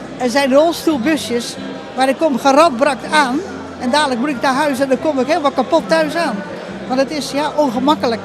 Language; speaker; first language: Dutch; non-native, local second language; Papiamento